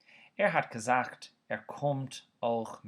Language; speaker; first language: German; non-native, fluent; Irish